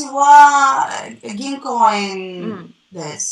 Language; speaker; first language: Japanese; non-native, learner; Greek